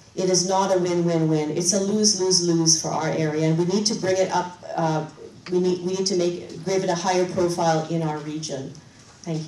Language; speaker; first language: English; native; English